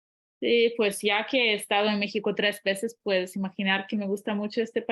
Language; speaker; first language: Spanish; non-native, fluent; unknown